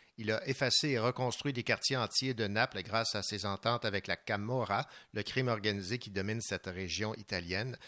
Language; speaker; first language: French; native; French